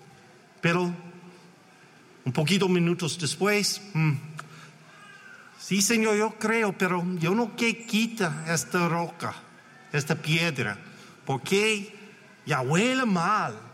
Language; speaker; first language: Spanish; non-native, learner; English